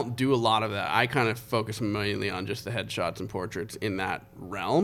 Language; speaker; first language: English; native; English